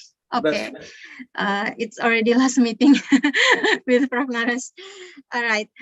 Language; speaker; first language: English; non-native, learner; Indonesian